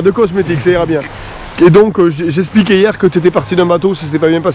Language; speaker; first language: French; native; French